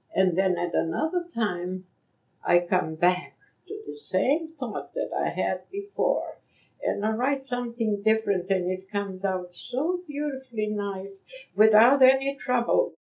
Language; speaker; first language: English; non-native, fluent; Yiddish